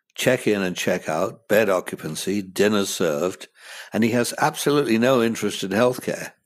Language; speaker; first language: English; native; English